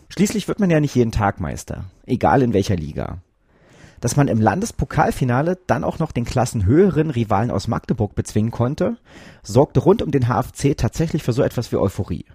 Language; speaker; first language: German; native; German